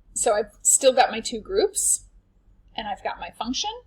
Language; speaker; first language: English; native; English